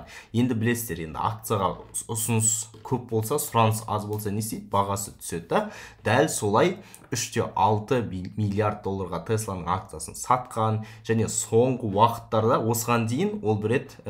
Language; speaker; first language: Kazakh; native; Kazakh